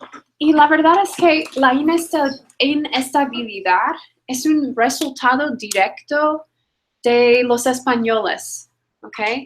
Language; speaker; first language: Spanish; non-native, fluent; English